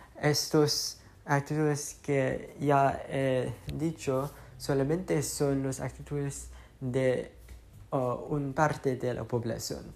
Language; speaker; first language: Spanish; non-native, learner; English